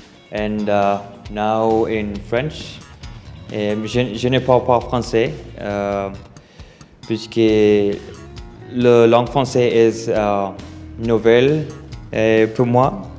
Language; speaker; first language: French; non-native, learner; Spanish